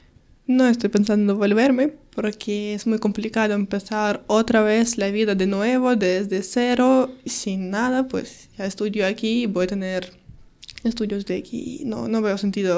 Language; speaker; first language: Spanish; non-native, learner; Ukrainian